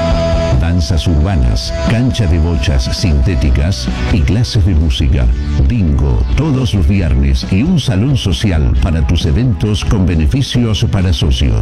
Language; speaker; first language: Spanish; native; Spanish